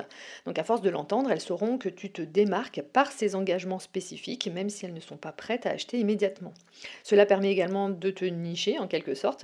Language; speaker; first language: French; native; French